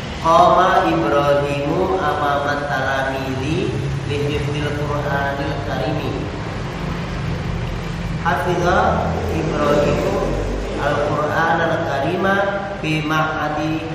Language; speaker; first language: Arabic; non-native, learner; Indonesian